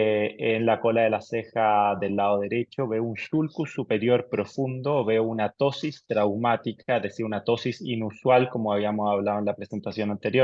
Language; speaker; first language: Spanish; native; Spanish